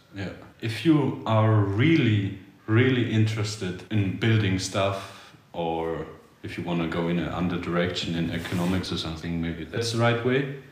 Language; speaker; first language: English; early bilingual, other home language; Polish